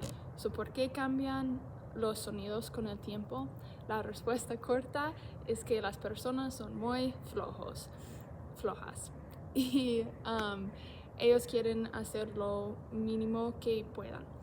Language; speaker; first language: Spanish; non-native, learner; English